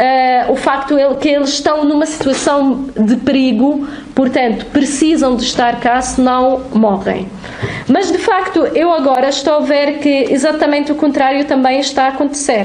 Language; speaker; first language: Portuguese; non-native, fluent; Arabic